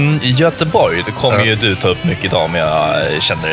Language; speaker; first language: Swedish; native; Swedish